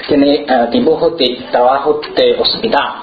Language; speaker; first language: Spanish; non-native, learner; Chinese